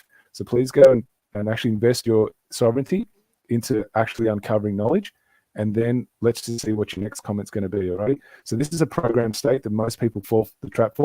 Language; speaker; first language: English; native; English